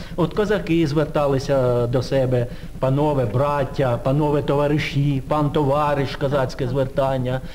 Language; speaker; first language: Ukrainian; native; Ukrainian